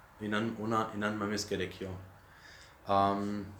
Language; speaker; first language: Turkish; non-native, learner; German